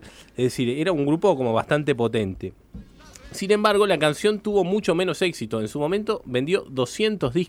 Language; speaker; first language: Spanish; native; Spanish